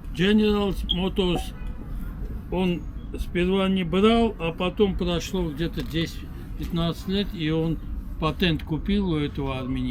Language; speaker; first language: Russian; non-native, local second language; Armenian